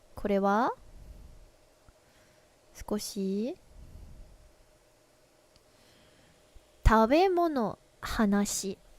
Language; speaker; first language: Japanese; non-native, learner; English